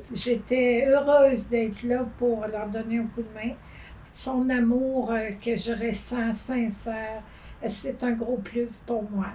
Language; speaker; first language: French; non-native, fluent; Spanish